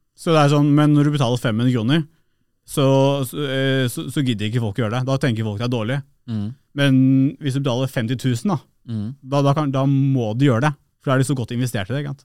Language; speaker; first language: Norwegian; early bilingual, other home language; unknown